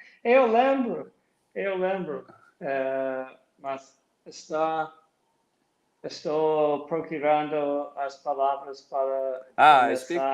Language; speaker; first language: Portuguese; non-native, learner; English